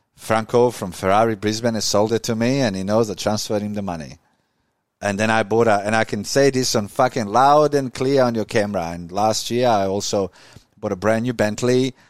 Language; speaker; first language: English; non-native, fluent; Croatian